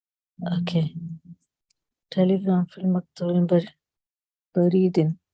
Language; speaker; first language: Arabic; non-native, learner; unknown